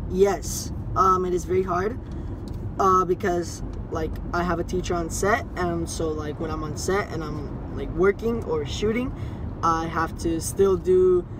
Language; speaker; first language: English; early bilingual, other home language; Spanish